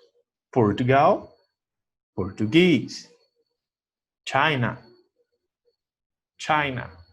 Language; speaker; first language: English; non-native, fluent; Portuguese